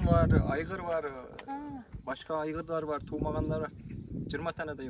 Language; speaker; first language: Turkish; non-native, local second language; Kazakh